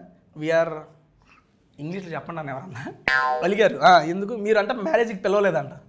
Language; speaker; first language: Telugu; native; Telugu